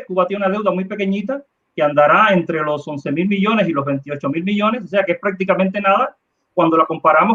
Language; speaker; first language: Spanish; native; Spanish